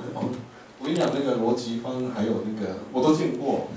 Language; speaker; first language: Chinese; native; Chinese